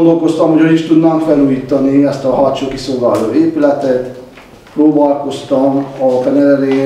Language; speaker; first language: Hungarian; native; Hungarian